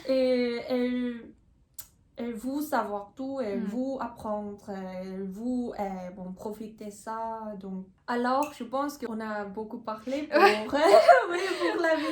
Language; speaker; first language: French; non-native, learner; Korean